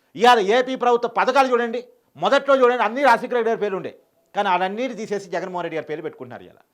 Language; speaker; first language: Telugu; native; Telugu